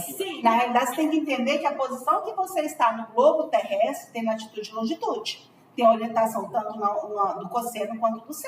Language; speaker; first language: Portuguese; native; Portuguese